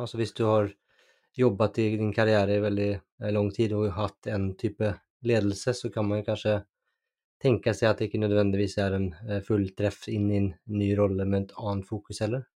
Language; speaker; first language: Norwegian; native; Norwegian